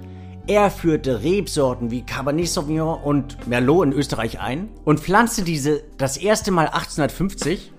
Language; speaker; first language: German; native; German